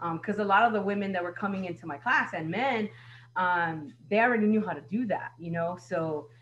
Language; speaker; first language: English; native; English